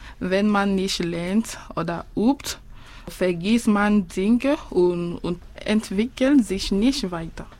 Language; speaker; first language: German; non-native, learner; French